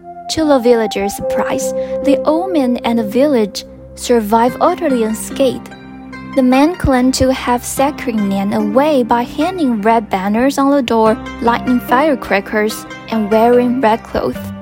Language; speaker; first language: English; non-native, fluent; Chinese